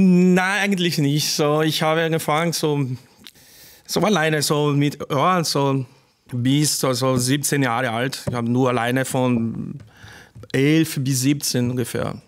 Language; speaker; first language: German; non-native, learner; Portuguese